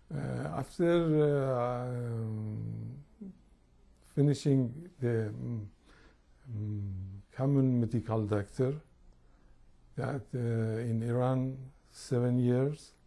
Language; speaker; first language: English; non-native, learner; Persian